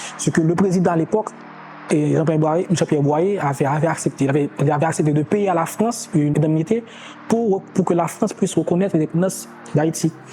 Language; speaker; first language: French; non-native, local second language; Haitian Creole